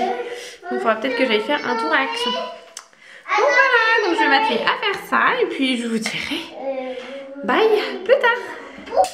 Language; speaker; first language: French; native; French